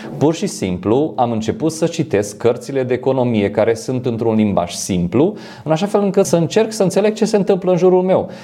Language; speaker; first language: Romanian; non-native, fluent; French